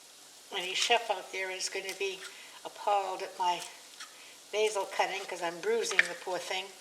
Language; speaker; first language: English; native; English